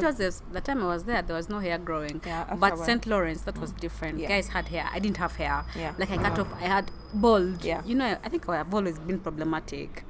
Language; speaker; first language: English; non-native, local second language; Ganda